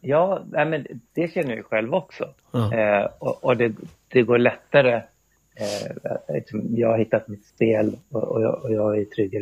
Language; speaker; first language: Swedish; native; Swedish